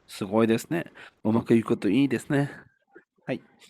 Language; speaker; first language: Japanese; non-native, fluent; Bangla